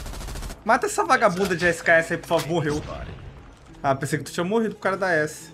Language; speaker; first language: Portuguese; native; Portuguese